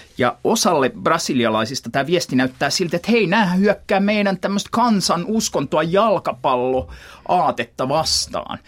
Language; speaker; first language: Finnish; native; Finnish